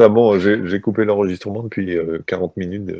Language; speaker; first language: French; native; French